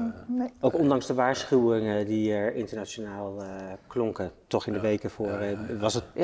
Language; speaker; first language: Dutch; native; Dutch